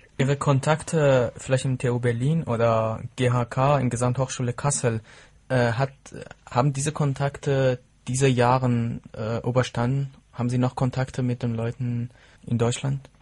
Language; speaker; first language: German; non-native, fluent; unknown